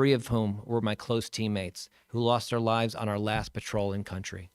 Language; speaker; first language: English; native; English